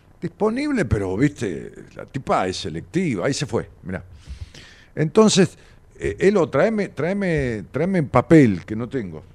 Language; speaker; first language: Spanish; native; Spanish